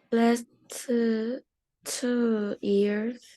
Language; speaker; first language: English; non-native, learner; Korean